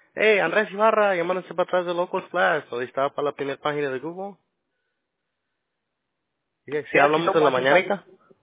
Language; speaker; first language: Spanish; early bilingual, heritage; English